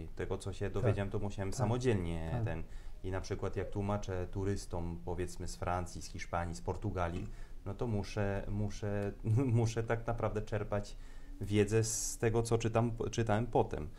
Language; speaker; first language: Polish; non-native, fluent; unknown